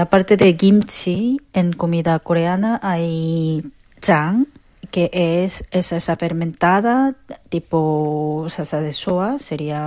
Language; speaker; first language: Spanish; non-native, fluent; Korean